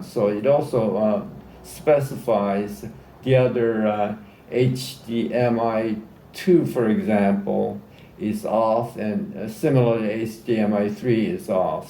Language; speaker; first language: English; native; English